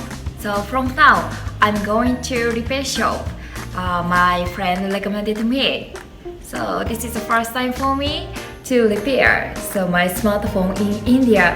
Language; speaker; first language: English; non-native, learner; Japanese